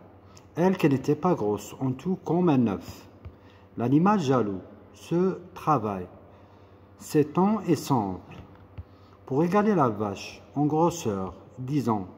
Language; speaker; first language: French; non-native, local second language; Arabic